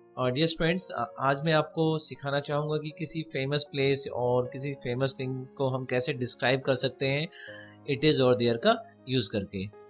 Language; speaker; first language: Hindi; native; Hindi